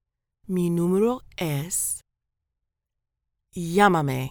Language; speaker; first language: Spanish; non-native, learner; English